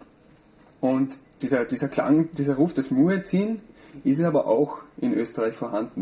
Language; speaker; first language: German; native; German